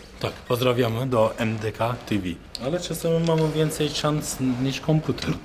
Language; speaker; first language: Polish; non-native, learner; Turkish